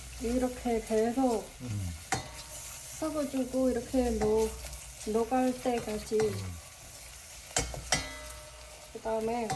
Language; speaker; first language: Korean; non-native, learner; Khmer